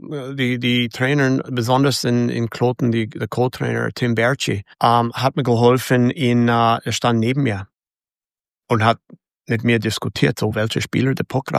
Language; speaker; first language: German; non-native, fluent; English